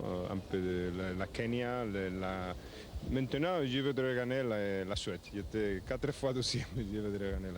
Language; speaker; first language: French; non-native, learner; Spanish